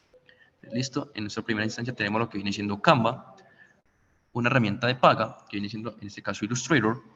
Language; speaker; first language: Spanish; native; Spanish